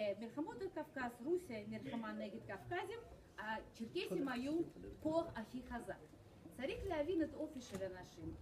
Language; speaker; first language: Hebrew; non-native, fluent; Russian